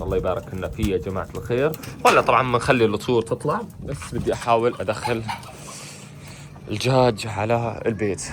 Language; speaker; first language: Arabic; native; Arabic